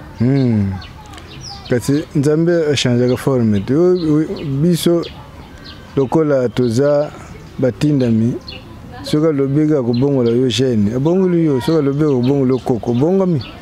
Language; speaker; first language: Lingala; non-native, local second language; Kongo